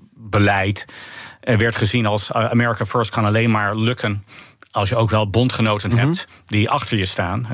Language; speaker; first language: Dutch; non-native, fluent; English